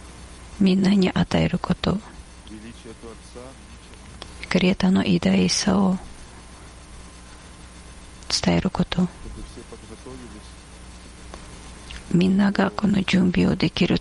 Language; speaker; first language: Japanese; non-native, fluent; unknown